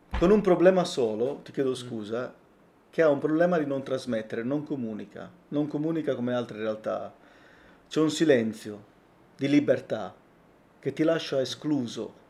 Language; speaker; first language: Italian; native; Italian